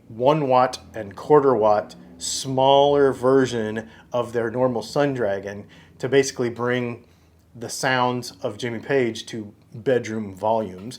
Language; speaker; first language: English; native; English